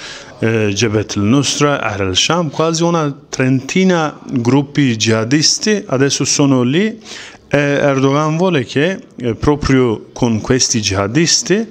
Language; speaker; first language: Italian; non-native, learner; Kurdish